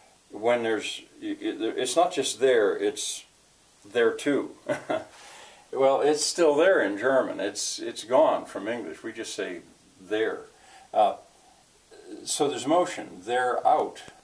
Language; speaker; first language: English; native; English